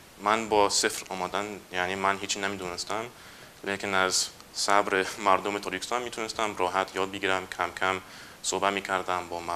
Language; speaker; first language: Persian; non-native, fluent; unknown